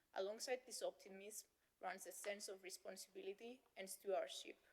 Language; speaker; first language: English; non-native, fluent; Greek